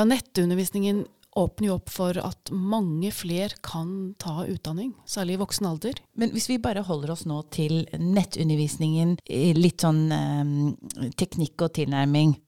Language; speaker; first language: Norwegian; native; Norwegian